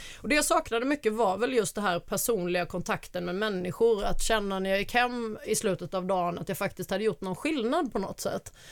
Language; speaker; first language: Swedish; native; Swedish